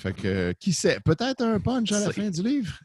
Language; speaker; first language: French; native; French